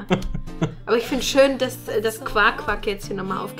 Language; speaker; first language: German; native; German